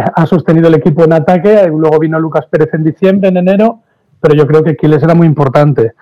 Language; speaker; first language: Spanish; native; Spanish